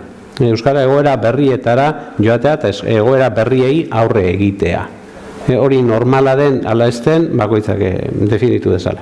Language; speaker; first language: Basque; native; Basque